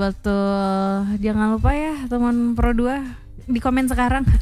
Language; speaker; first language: Indonesian; native; Indonesian